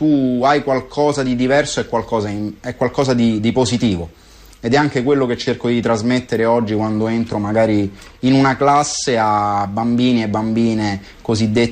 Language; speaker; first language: Italian; native; Italian